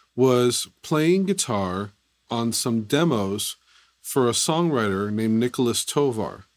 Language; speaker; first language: English; native; English